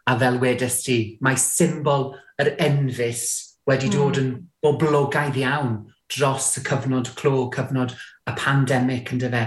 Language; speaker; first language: Welsh; native; Welsh